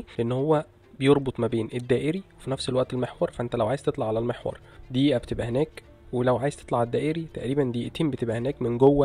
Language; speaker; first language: Arabic; native; Arabic